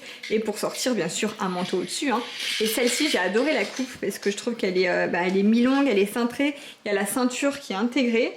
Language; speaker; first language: French; native; French